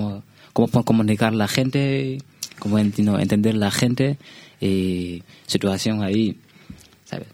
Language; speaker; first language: Spanish; non-native, learner; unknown